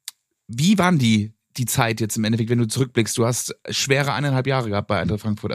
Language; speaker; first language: German; native; German